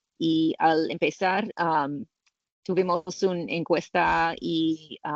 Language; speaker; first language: Spanish; non-native, learner; English